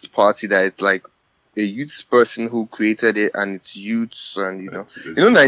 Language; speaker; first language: English; non-native, local second language; Yoruba